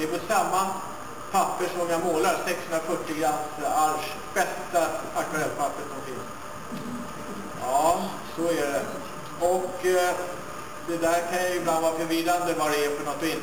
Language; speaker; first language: Swedish; native; Swedish